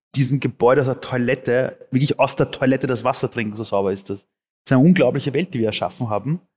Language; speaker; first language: German; early bilingual, other home language; Persian